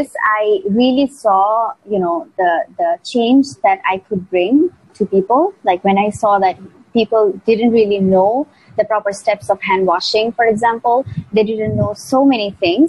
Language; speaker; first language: English; non-native, local second language; Bangla